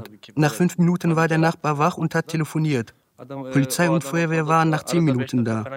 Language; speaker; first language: German; non-native, local second language; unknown